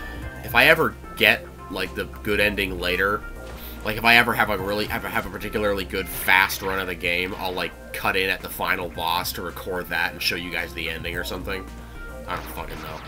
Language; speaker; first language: English; native; English